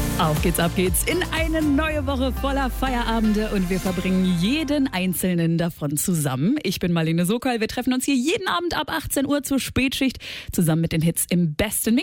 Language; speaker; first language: German; native; German